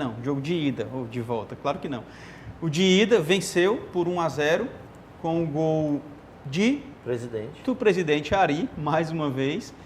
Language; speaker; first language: Portuguese; native; Portuguese